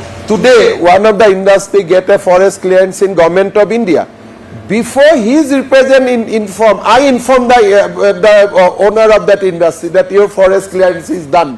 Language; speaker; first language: English; non-native, local second language; Assamese